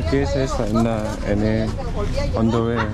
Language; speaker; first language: Spanish; non-native, learner; Korean